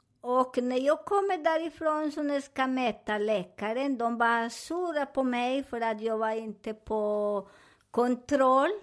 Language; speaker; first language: Swedish; non-native, learner; Spanish